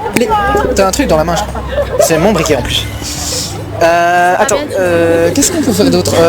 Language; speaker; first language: French; native; French